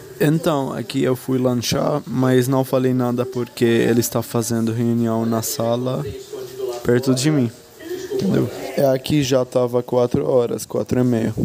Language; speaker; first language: Portuguese; non-native, fluent; Arabic